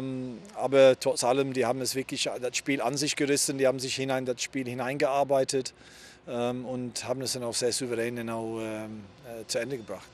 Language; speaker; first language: German; non-native, fluent; English